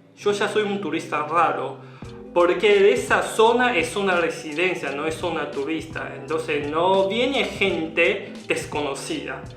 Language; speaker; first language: Spanish; non-native, learner; Chinese